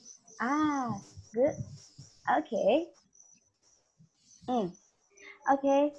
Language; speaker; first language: English; non-native, learner; Vietnamese